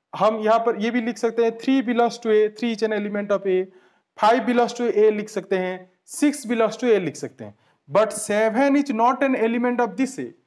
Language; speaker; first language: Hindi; non-native, local second language; Bangla